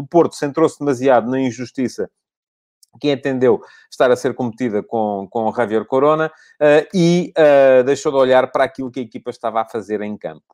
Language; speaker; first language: Portuguese; native; Portuguese